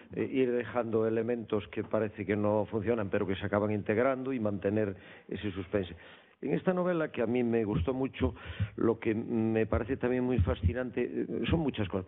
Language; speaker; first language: Spanish; native; Spanish